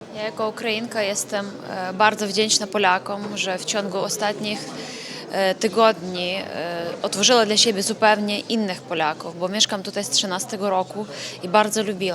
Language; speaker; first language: Polish; non-native, fluent; Ukrainian